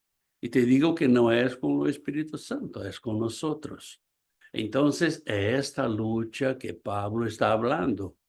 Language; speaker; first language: Spanish; non-native, fluent; Portuguese